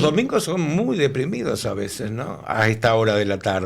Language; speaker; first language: Spanish; native; Spanish